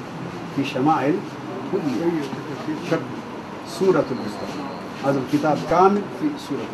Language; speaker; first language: Arabic; non-native, learner; Urdu